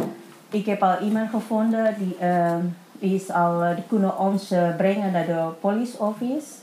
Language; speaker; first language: Dutch; non-native, learner; Indonesian